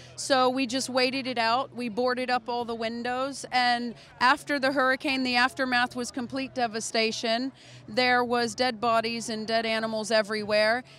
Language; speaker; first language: English; native; English